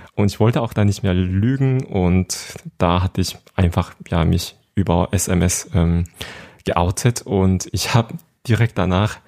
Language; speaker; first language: German; non-native, fluent; Korean